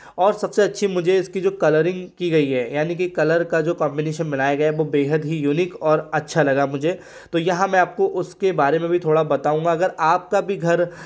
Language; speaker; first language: Hindi; native; Hindi